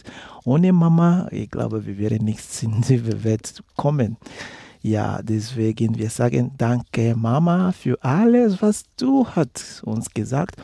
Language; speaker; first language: German; non-native, learner; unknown